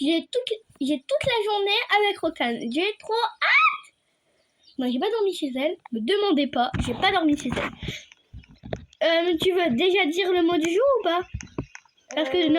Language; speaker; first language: French; native; French